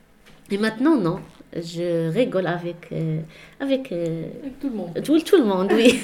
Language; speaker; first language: French; non-native, learner; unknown